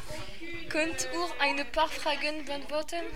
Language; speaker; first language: German; non-native, learner; French